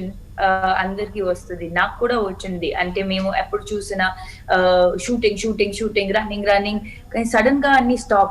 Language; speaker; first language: Telugu; non-native, local second language; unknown